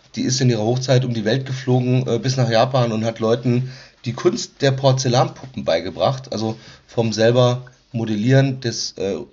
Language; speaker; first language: German; native; German